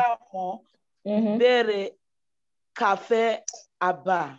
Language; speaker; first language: Italian; non-native, learner; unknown